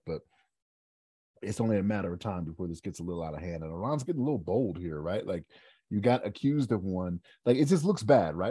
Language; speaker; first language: English; native; English